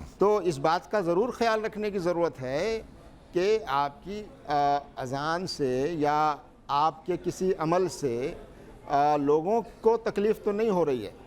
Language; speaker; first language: Urdu; native; Urdu